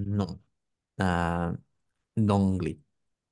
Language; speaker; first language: French; non-native, learner; Spanish